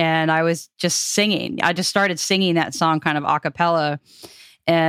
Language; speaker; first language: English; native; English